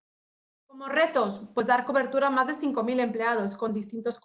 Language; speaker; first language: Spanish; native; Spanish